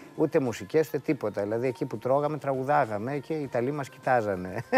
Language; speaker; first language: Greek; native; Greek